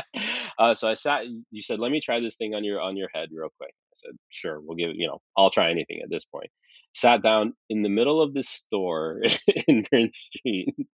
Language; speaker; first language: English; early bilingual, other home language; Arabic